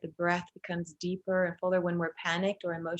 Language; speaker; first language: English; native; English